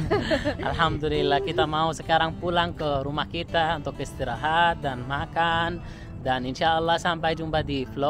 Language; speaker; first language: Indonesian; non-native, learner; Arabic